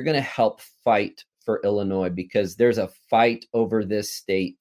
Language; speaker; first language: English; native; English